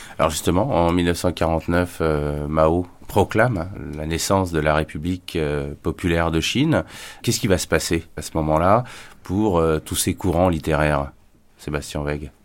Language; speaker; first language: French; native; French